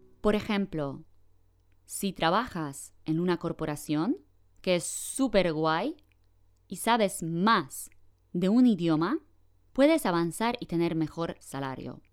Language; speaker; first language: Spanish; non-native, fluent; Polish